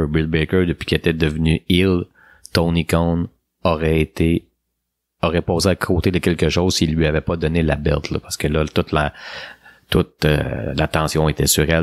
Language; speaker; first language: French; native; French